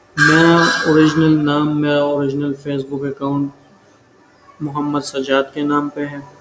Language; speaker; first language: Urdu; non-native, local second language; Pashto